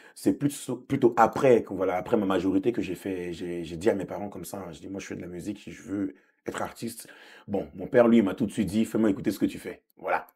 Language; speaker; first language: French; early bilingual, other home language; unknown